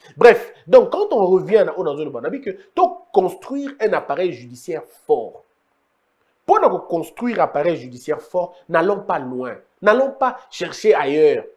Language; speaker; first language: French; non-native, local second language; Lingala